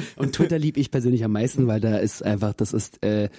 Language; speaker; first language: German; early bilingual, other home language; Russian